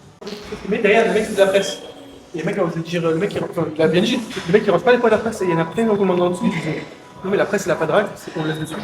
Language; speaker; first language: French; native; French